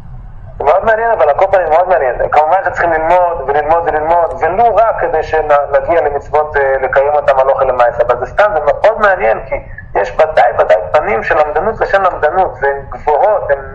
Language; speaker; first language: Hebrew; native; Hebrew